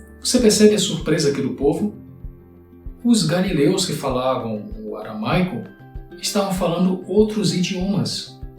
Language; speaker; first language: Portuguese; native; Portuguese